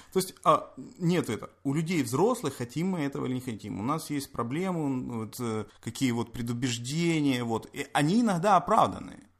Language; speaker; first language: Russian; native; Russian